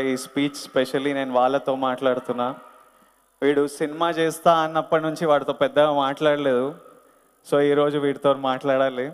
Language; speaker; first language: Telugu; native; Telugu